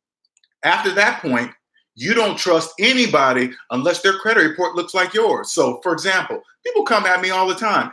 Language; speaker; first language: English; native; English